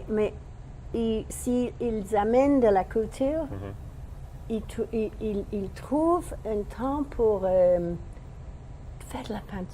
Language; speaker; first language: French; non-native, learner; English